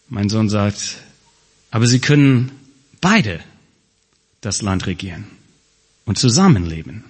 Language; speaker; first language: German; non-native, fluent; English